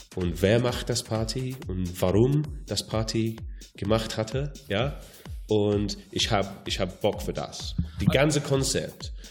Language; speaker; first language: German; non-native, learner; English